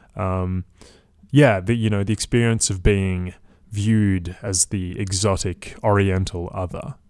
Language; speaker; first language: English; native; English